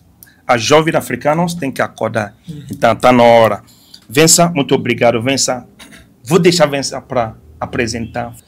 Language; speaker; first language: Portuguese; non-native, fluent; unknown